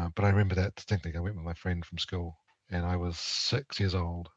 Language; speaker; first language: English; native; English